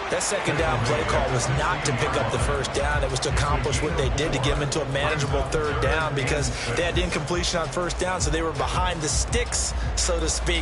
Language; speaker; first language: English; native; English